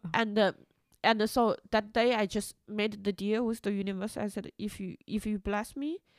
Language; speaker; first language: English; non-native, fluent; Chinese